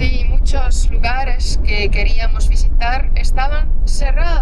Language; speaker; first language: Spanish; non-native, fluent; Estonian